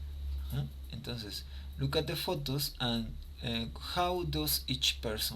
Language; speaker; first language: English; non-native, fluent; Spanish